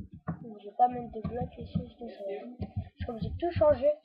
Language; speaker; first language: French; native; French